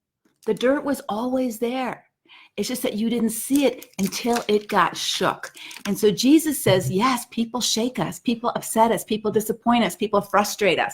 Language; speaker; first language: English; native; English